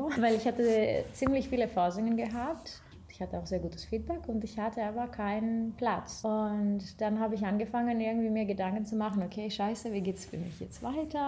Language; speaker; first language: German; non-native, fluent; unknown